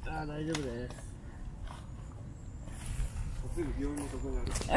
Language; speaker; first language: Japanese; native; Japanese